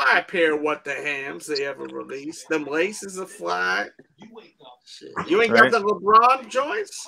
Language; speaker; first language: English; native; English